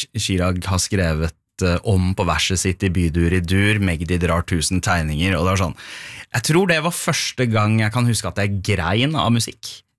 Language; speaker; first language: Norwegian; early bilingual, other home language; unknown